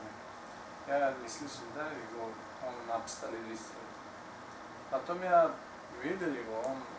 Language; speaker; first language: Russian; non-native, learner; Tajik